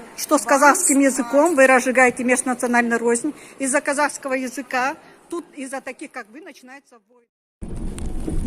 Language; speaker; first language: Russian; non-native, local second language; Kazakh